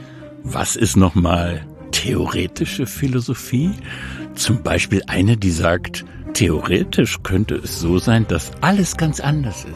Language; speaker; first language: German; native; German